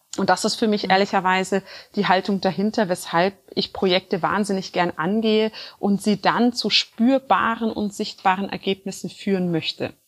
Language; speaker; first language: German; early bilingual, other home language; Turkish